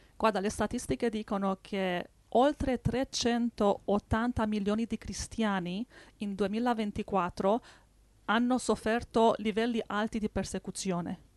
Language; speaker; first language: Italian; non-native, fluent; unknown